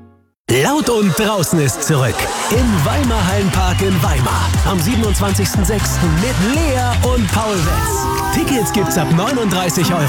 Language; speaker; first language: German; native; German